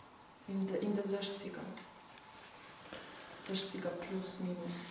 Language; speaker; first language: German; non-native, fluent; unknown